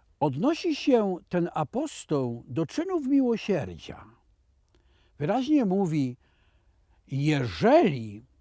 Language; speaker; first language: Polish; native; Polish